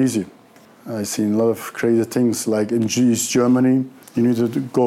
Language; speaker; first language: English; non-native, learner; Turkish